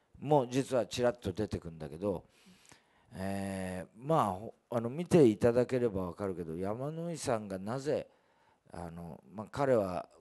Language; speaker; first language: Japanese; native; Japanese